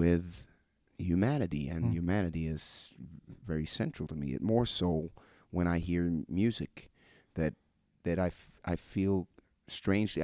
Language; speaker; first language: English; non-native, fluent; Norwegian